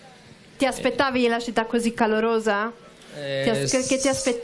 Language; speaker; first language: Italian; native; Italian